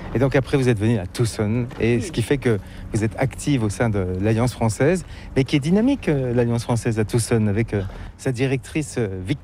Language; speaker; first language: French; native; French